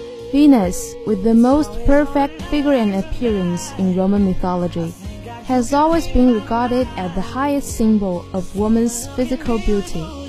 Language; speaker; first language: English; non-native, fluent; Chinese